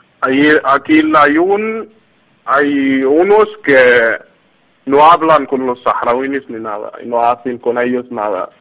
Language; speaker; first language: Spanish; non-native, learner; Arabic